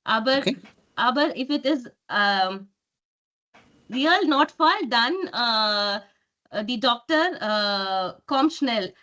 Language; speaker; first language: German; non-native, learner; Tamil